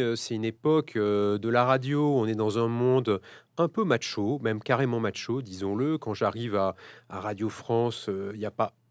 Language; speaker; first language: French; native; French